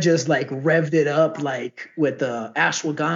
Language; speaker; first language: English; native; English